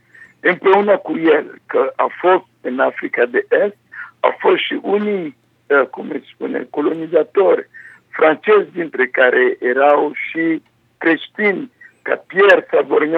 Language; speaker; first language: Romanian; non-native, fluent; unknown